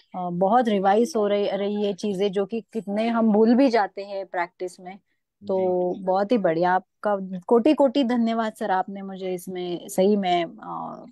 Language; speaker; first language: Hindi; non-native, local second language; Marathi